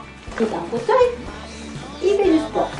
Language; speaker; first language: French; native; French